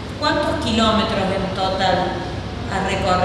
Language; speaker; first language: Spanish; native; Spanish